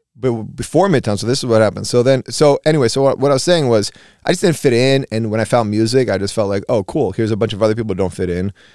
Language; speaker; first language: English; early bilingual, other home language; Spanish